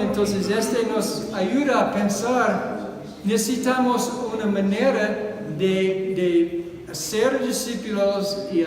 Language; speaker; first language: Spanish; non-native, fluent; English